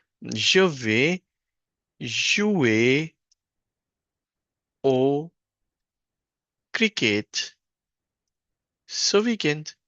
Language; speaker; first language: French; non-native, fluent; Hindi